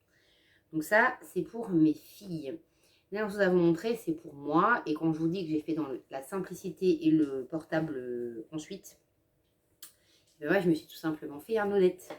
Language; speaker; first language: French; native; French